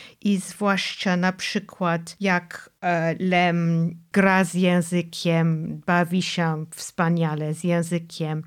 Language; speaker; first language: Polish; non-native, fluent; English